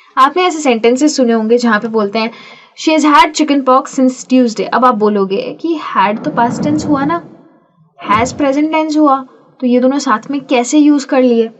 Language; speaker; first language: Hindi; native; Hindi